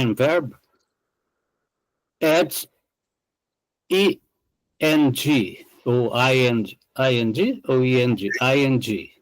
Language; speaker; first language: English; non-native, learner; Portuguese